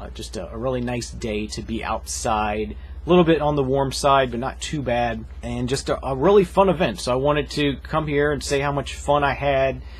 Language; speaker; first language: English; native; English